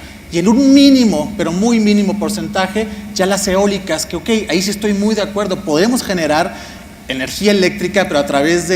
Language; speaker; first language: Spanish; native; Spanish